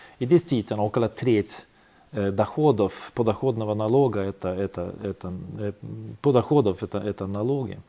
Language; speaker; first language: Russian; non-native, fluent; Swedish